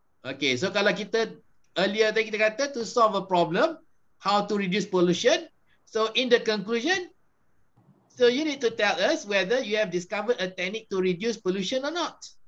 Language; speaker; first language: English; non-native, local second language; Malay